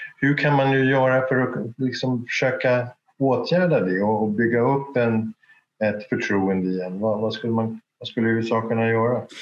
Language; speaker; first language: Swedish; native; Swedish